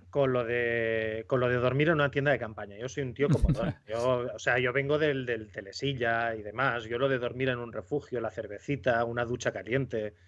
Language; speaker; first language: Spanish; native; Spanish